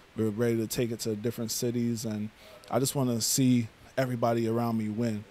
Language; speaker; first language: English; native; English